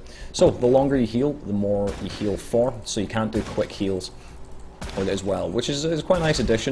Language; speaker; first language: English; native; English